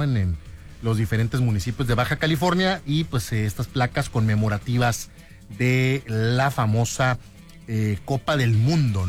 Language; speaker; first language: Spanish; native; Spanish